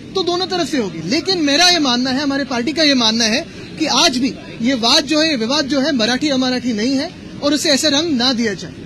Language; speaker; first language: Hindi; non-native, local second language; Marathi